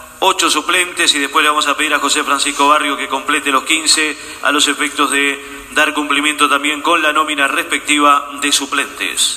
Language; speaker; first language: Spanish; native; Spanish